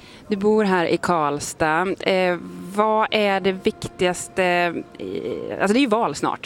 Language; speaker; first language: Swedish; native; Swedish